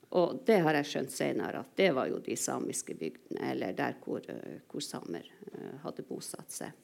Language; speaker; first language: Norwegian; non-native, local second language; Northern Sami